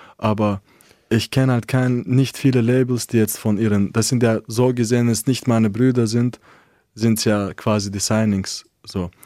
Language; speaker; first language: German; non-native, fluent; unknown